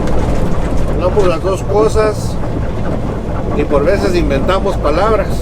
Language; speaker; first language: Spanish; early bilingual, heritage; Spanish